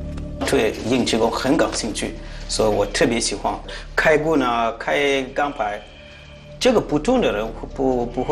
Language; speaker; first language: Chinese; non-native, fluent; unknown